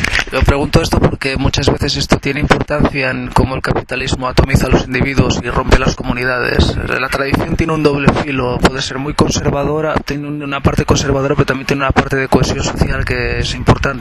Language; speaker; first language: Spanish; native; Spanish